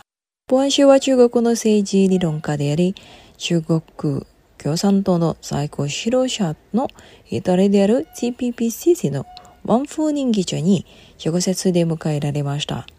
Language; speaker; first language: Japanese; non-native, fluent; Indonesian